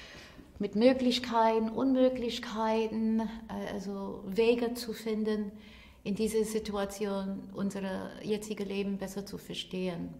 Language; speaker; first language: German; non-native, fluent; English